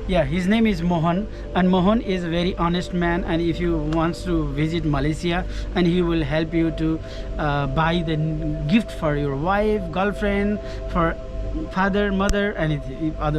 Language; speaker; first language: English; non-native, learner; Nepali